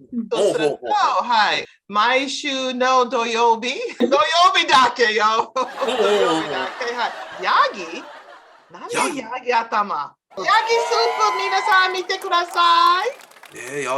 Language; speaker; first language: Japanese; non-native, learner; English